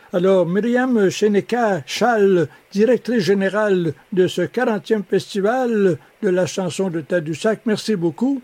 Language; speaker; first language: French; native; French